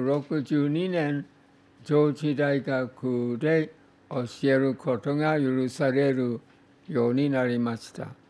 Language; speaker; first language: Japanese; non-native, fluent; English